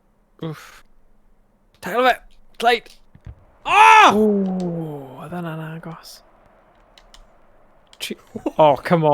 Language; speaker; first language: Welsh; native; Welsh